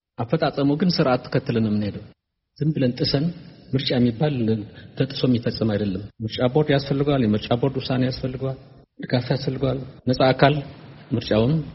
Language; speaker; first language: Amharic; non-native, local second language; Tigrinya